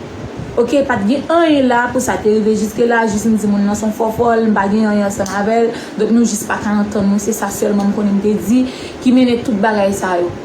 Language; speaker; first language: French; non-native, local second language; Haitian Creole